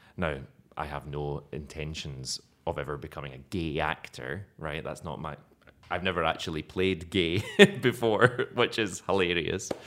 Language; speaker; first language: English; native; English